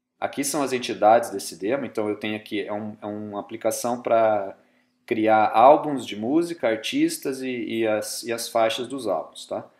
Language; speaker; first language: Portuguese; native; Portuguese